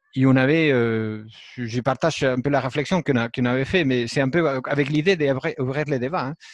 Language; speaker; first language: French; non-native, fluent; Spanish